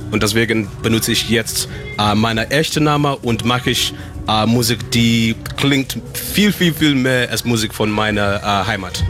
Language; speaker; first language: German; non-native, learner; Shona